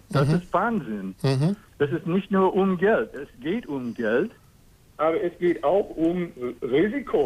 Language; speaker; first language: German; non-native, fluent; English